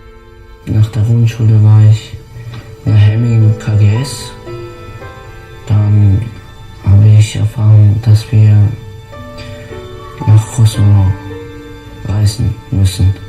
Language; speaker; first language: German; early bilingual, other home language; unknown